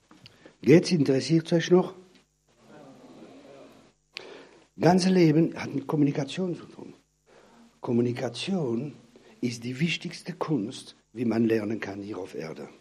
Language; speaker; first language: German; non-native, fluent; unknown